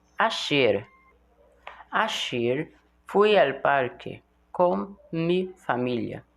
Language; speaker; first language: Spanish; non-native, learner; Portuguese